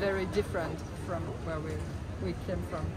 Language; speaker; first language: English; non-native, learner; French